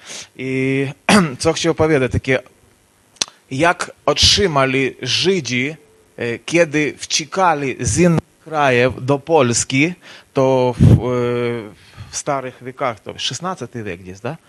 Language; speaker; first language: Polish; non-native, learner; Ukrainian